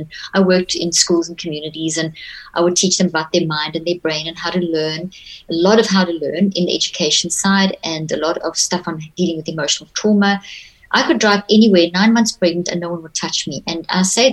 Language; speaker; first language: English; native; English